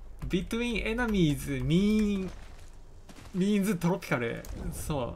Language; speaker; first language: English; non-native, learner; Japanese